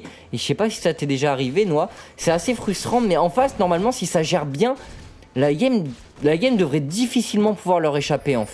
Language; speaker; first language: French; native; French